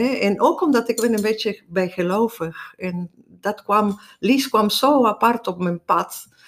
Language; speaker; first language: Dutch; non-native, fluent; Spanish